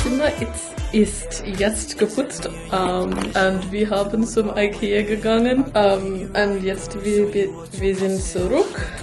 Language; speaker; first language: German; non-native, learner; English